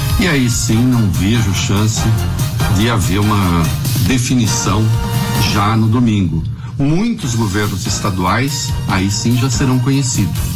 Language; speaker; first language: Portuguese; native; Portuguese